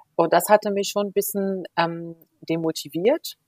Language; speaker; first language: German; non-native, fluent; Arabic